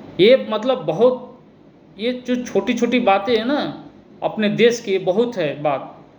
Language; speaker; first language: Hindi; native; Hindi